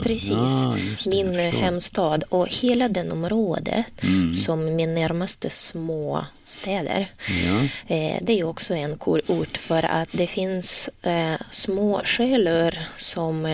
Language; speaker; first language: Swedish; non-native, learner; Russian